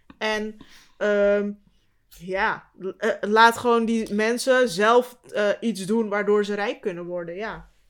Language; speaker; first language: Dutch; early bilingual, other home language; Turkish